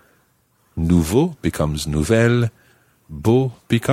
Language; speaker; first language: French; non-native, fluent; English